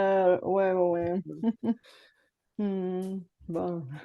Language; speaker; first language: French; non-native, fluent; Bulgarian